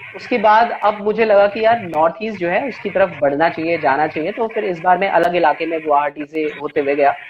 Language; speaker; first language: Hindi; native; Hindi